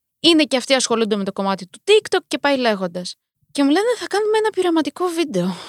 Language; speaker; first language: Greek; early bilingual, other home language; Romanian